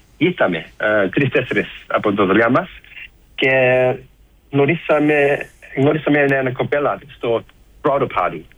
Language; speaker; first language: Greek; early bilingual, heritage; Greek